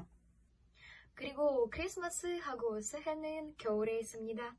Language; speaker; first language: Korean; non-native, learner; Russian